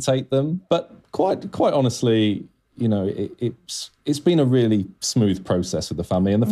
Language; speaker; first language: English; native; English